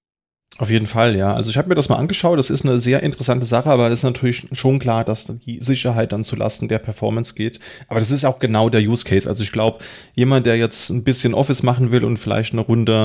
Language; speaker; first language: German; native; German